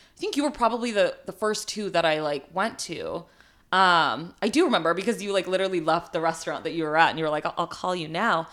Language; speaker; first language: English; early bilingual, other home language; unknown